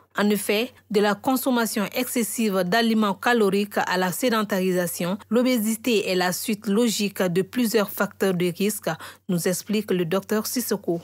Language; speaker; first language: French; non-native, local second language; Bambara